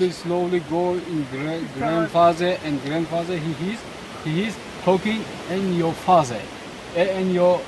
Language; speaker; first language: English; non-native, learner; Tajik